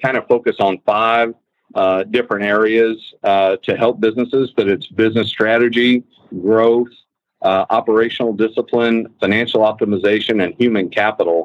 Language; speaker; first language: English; native; English